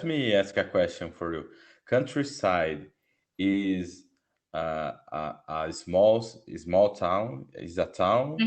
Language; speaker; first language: English; non-native, learner; Portuguese